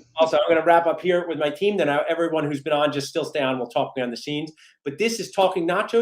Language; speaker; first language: English; native; English